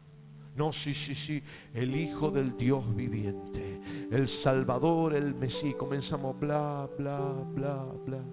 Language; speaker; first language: Spanish; native; Spanish